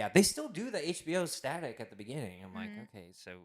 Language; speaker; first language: English; native; English